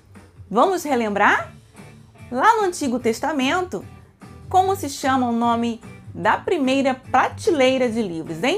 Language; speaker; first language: Portuguese; native; Portuguese